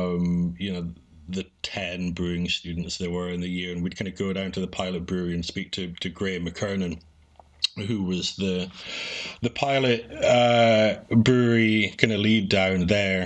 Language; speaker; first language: English; native; English